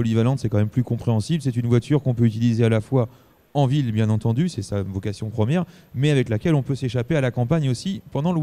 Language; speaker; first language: French; native; French